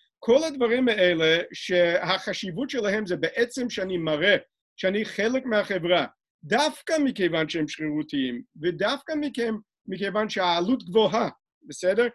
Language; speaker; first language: Hebrew; non-native, fluent; English